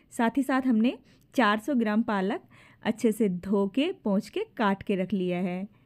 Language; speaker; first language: Hindi; native; Hindi